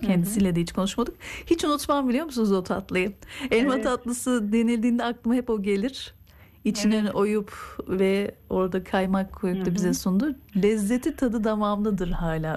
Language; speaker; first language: Turkish; native; Turkish